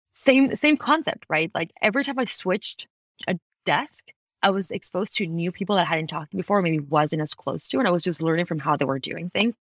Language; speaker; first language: English; non-native, fluent; Spanish